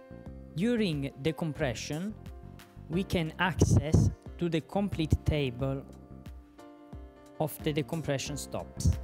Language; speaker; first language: English; non-native, fluent; Italian